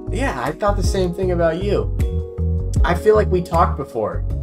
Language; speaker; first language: English; native; English